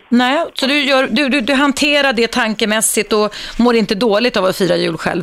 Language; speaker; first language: Swedish; native; Swedish